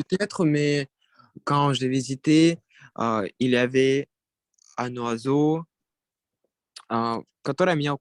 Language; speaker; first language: French; non-native, learner; Russian